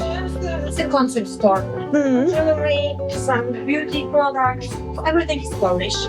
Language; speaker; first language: English; non-native, fluent; Polish